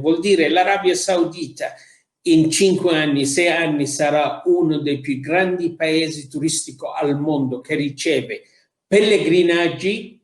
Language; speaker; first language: Italian; non-native, fluent; Arabic